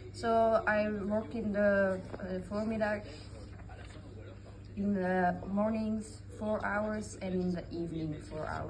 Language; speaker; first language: English; non-native, fluent; Dutch